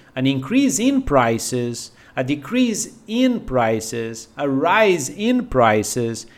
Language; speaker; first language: English; non-native, fluent; Portuguese